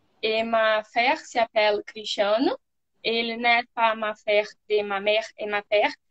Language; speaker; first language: French; non-native, learner; Portuguese